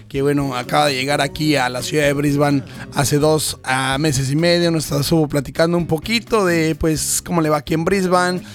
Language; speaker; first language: Spanish; native; Spanish